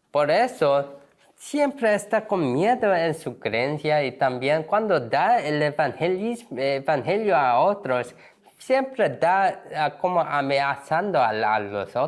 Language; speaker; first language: Spanish; non-native, learner; Korean